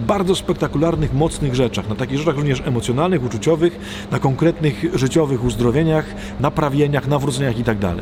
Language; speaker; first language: Polish; native; Polish